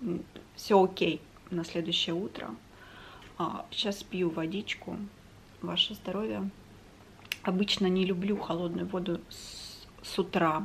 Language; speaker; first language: Russian; native; Russian